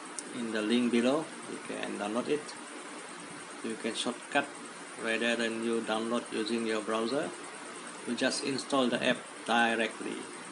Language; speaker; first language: English; non-native, local second language; Malay